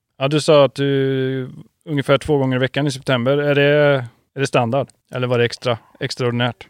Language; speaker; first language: Swedish; native; Swedish